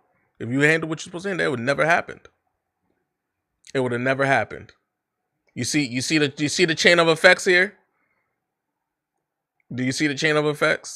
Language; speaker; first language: English; native; English